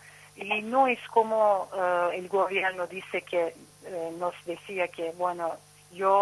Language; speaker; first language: Spanish; non-native, fluent; Turkish